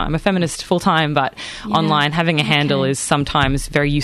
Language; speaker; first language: English; native; English